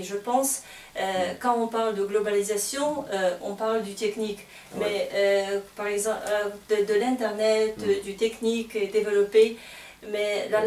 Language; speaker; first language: French; non-native, fluent; Kazakh